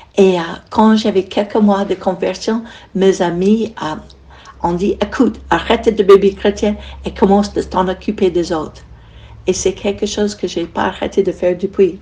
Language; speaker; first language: French; non-native, fluent; English